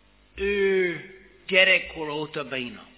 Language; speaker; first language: Hungarian; non-native, fluent; English